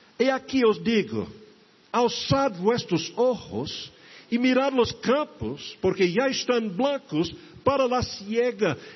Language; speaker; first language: Portuguese; non-native, fluent; English